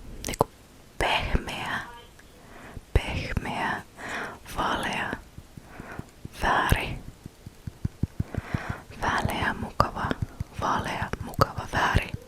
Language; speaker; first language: Finnish; non-native, fluent; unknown